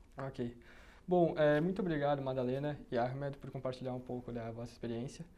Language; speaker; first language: Portuguese; native; Portuguese